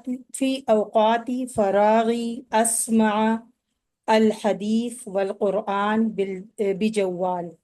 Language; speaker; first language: Arabic; non-native, learner; Urdu